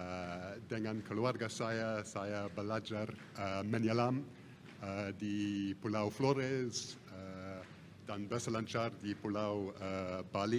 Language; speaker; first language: Indonesian; non-native, fluent; English